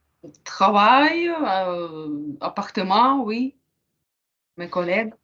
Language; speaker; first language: French; non-native, learner; Ukrainian